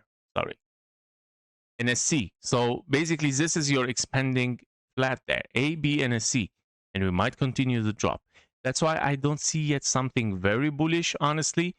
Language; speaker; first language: English; non-native, fluent; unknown